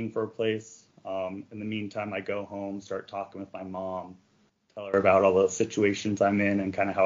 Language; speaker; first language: English; native; English